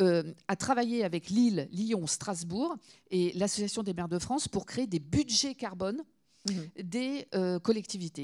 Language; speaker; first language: French; native; French